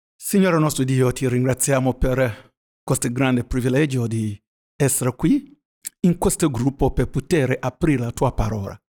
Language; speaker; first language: Italian; non-native, fluent; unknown